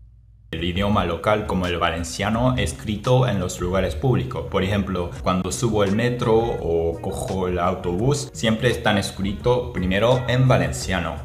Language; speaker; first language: Spanish; non-native, fluent; Japanese